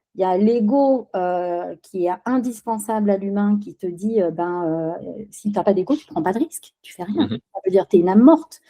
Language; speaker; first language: French; early bilingual, other home language; Spanish